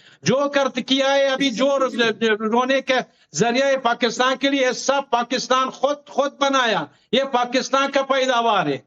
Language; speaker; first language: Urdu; non-native, learner; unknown